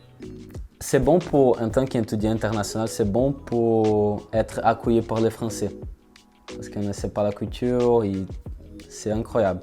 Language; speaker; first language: French; non-native, learner; Portuguese